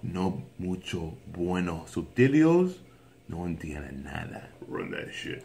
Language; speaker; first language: Spanish; non-native, learner; English